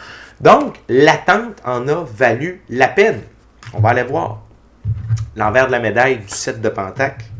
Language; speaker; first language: French; native; French